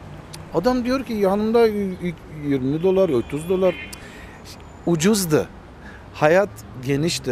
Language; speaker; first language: Turkish; early bilingual, heritage; Armenian